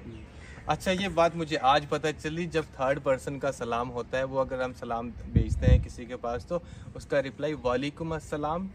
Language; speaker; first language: Hindi; native; Hindi